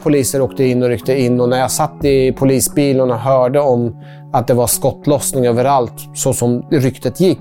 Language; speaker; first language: Swedish; early bilingual, other home language; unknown